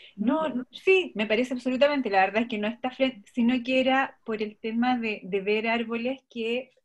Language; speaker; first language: Spanish; native; Spanish